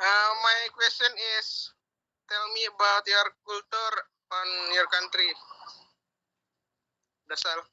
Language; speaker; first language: English; non-native, learner; Indonesian